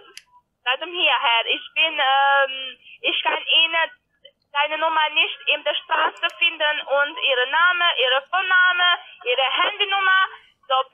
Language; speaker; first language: German; non-native, learner; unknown